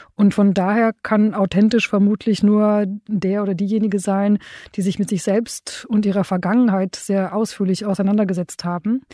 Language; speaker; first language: German; early bilingual, other home language; Romanian